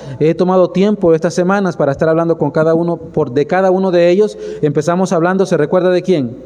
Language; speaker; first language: Spanish; native; Spanish